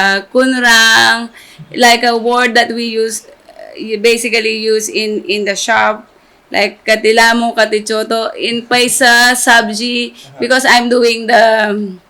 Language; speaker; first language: English; non-native, local second language; Filipino